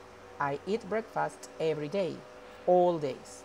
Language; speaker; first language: English; non-native, fluent; Spanish